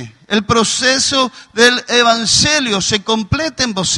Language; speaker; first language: Portuguese; non-native, learner; Spanish